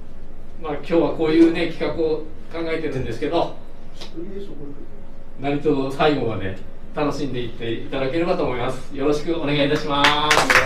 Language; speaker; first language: Japanese; native; Japanese